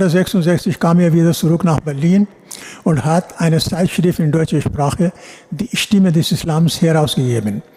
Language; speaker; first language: German; non-native, fluent; Urdu